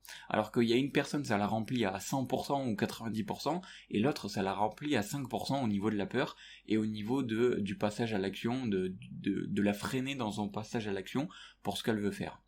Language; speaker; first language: French; native; French